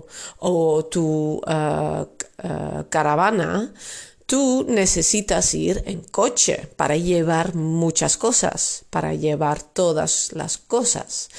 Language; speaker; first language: Spanish; non-native, fluent; Dutch